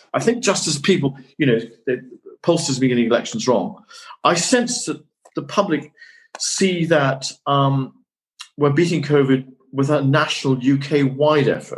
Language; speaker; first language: English; native; English